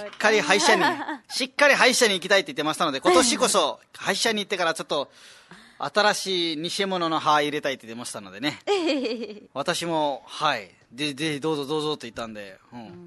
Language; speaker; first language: Japanese; native; Japanese